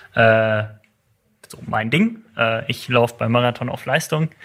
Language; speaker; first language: German; native; German